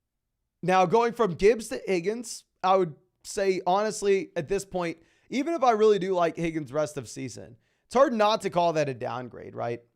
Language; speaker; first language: English; native; English